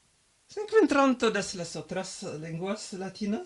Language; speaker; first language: Spanish; non-native, learner; French